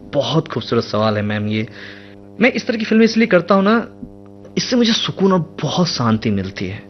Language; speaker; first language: Hindi; non-native, local second language; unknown